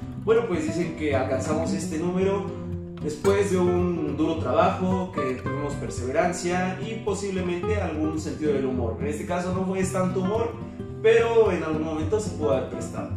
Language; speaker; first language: Spanish; native; Spanish